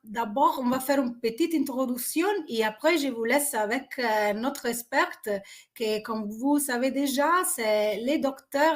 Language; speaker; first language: French; non-native, fluent; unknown